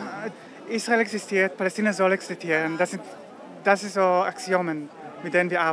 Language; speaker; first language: German; non-native, fluent; Hebrew